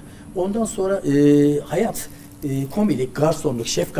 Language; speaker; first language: Turkish; native; Turkish